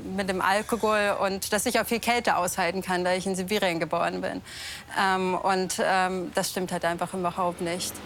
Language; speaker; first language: German; non-native, fluent; Russian